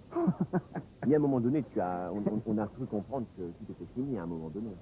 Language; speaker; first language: French; native; French